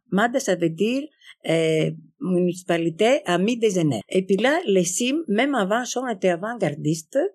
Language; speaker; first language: French; non-native, fluent; Greek